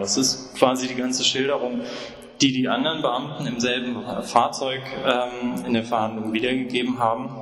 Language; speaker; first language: German; native; German